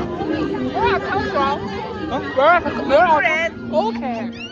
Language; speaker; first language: Chinese; non-native, learner; Mongolian